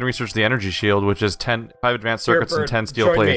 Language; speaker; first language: English; native; English